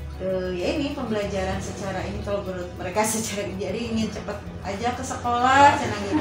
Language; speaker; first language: Indonesian; non-native, local second language; Sundanese